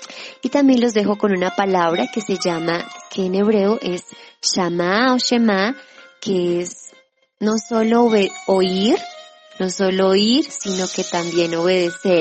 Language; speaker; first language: Spanish; native; Spanish